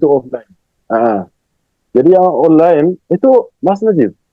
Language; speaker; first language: Indonesian; non-native, fluent; Arabic